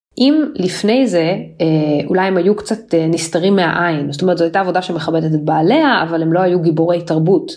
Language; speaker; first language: Hebrew; native; Hebrew